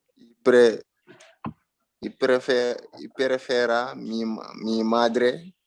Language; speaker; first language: Spanish; non-native, learner; French